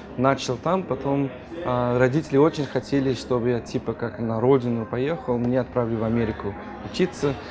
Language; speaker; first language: Russian; non-native, fluent; English